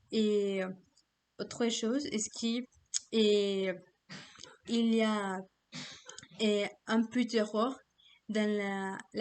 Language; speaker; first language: French; non-native, learner; Spanish